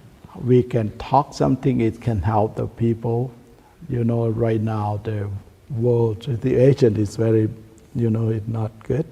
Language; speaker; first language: English; non-native, learner; Thai